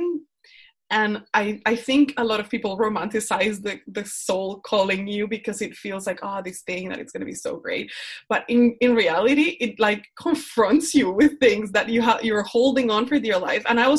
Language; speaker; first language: English; non-native, fluent; Spanish